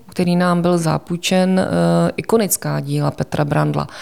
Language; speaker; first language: Czech; native; Czech